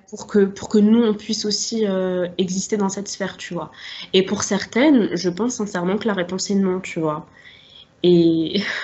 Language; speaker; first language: French; native; French